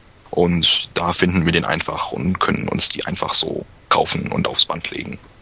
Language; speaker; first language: German; native; German